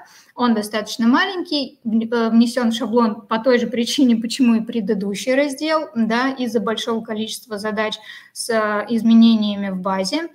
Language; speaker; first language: Russian; native; Russian